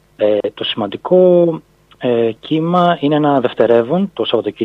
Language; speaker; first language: Greek; native; Greek